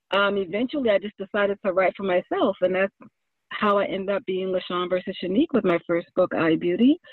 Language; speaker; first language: English; native; English